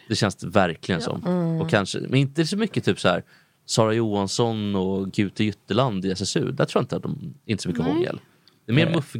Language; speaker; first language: Swedish; native; Swedish